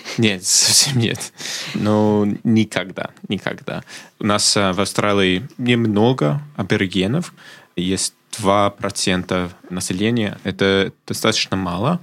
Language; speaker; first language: Russian; non-native, fluent; English